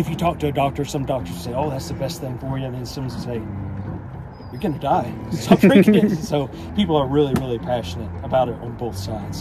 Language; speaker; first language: English; native; English